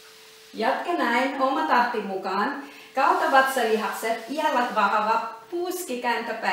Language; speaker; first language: Finnish; non-native, learner; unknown